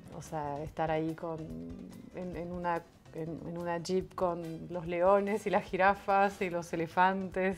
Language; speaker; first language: Spanish; non-native, fluent; French